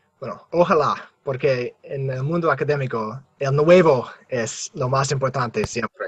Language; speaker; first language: Spanish; non-native, fluent; English